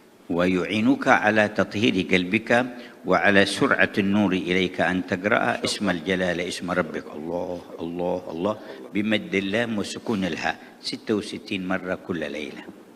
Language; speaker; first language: Arabic; native; Arabic